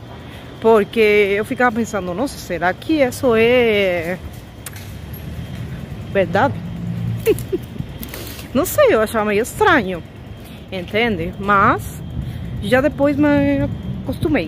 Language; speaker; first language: Portuguese; non-native, fluent; Spanish